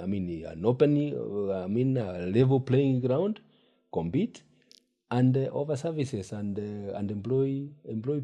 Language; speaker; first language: English; non-native, local second language; Gusii